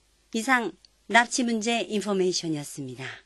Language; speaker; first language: Korean; native; Korean